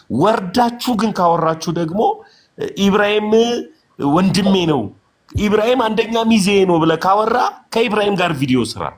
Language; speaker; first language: Amharic; non-native, local second language; Oromo